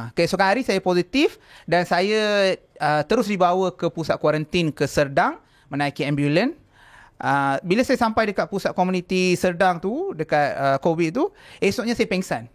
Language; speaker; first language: Malay; non-native, local second language; Tamil